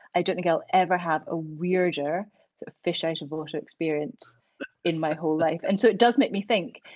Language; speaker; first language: English; native; English